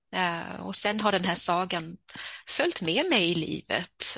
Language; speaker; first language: Swedish; early bilingual, other home language; English